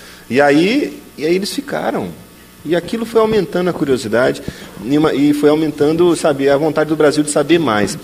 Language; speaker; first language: Portuguese; native; Portuguese